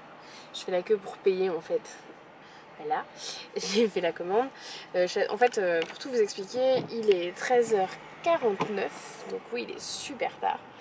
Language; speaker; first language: French; native; French